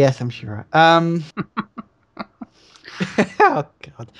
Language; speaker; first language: English; native; English